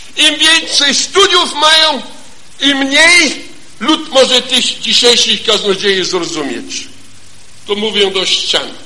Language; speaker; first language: Polish; non-native, fluent; German